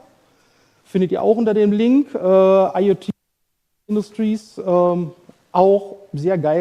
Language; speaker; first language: German; native; German